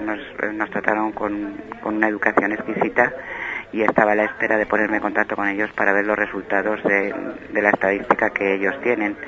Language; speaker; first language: Spanish; native; Spanish